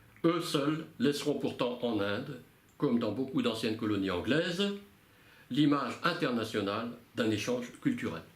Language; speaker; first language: French; native; French